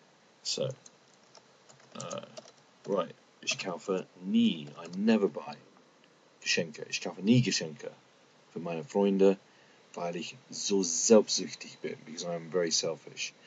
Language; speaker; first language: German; non-native, fluent; English